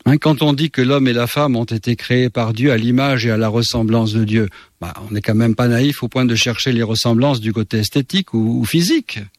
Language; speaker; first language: French; native; French